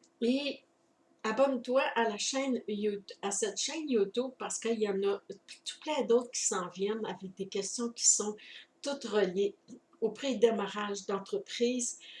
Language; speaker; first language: French; native; French